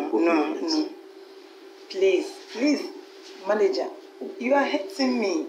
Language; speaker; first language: English; non-native, local second language; Akan